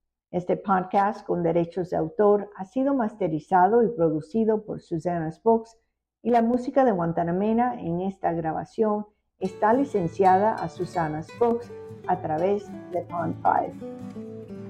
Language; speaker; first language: Spanish; early bilingual, heritage; Spanish